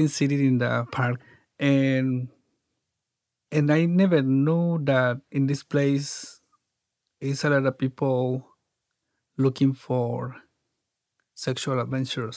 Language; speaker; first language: English; non-native, learner; Spanish